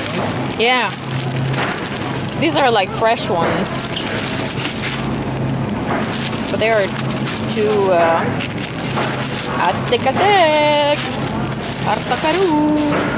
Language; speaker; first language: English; non-native, learner; Indonesian